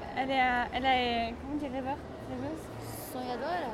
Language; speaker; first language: Portuguese; non-native, learner; French